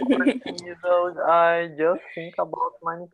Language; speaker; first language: English; non-native, learner; Portuguese